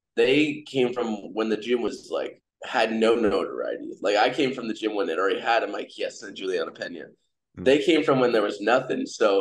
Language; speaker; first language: English; native; English